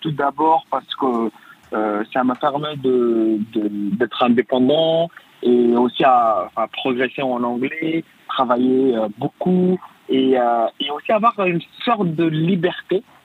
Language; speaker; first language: French; non-native, fluent; Arabic